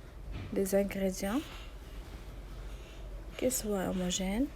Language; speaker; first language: French; non-native, local second language; Arabic